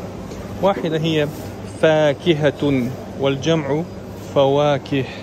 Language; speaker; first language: Arabic; non-native, fluent; Russian